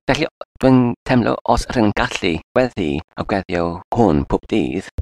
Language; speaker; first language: Welsh; non-native, learner; English